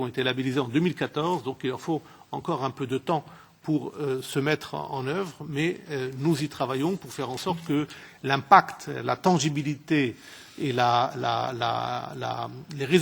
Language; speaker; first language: French; non-native, local second language; Arabic